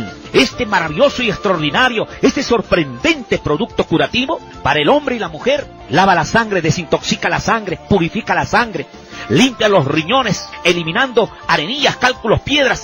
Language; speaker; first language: Spanish; native; Spanish